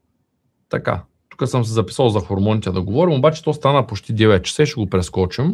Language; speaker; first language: Bulgarian; native; Bulgarian